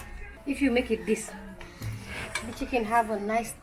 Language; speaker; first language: English; non-native, learner; Wolof